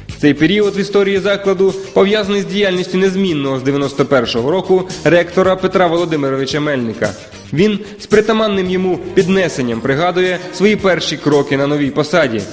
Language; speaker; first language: Ukrainian; native; Ukrainian